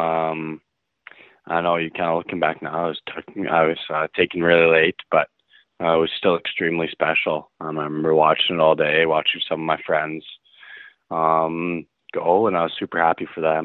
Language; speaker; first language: English; native; English